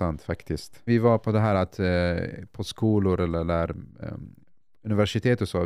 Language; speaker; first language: Swedish; non-native, fluent; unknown